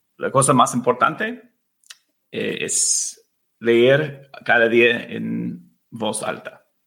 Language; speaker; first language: Spanish; non-native, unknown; English